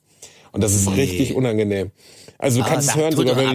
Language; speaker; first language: German; native; German